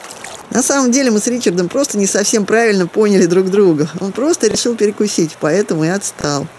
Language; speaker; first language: Russian; native; Russian